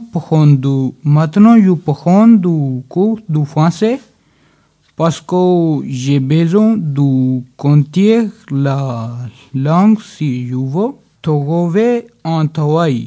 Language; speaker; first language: French; non-native, learner; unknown